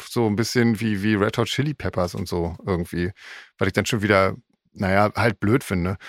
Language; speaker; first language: German; native; German